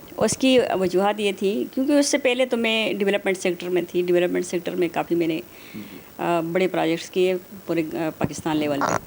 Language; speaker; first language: Urdu; non-native, local second language; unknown